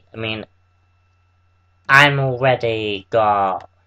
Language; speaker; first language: English; native; English